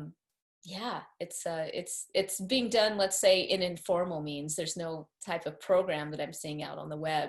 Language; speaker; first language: English; native; English